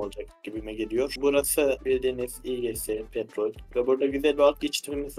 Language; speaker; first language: Turkish; native; Turkish